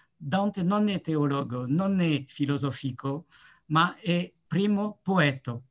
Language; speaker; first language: Italian; non-native, learner; French